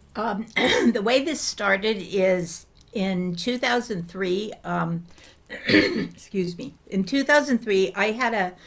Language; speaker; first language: English; native; English